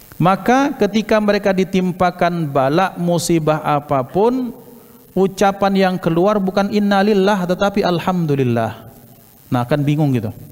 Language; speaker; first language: Malay; non-native, local second language; Javanese